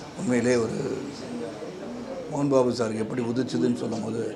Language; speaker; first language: Tamil; native; Tamil